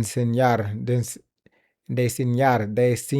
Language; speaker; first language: Spanish; non-native, learner; English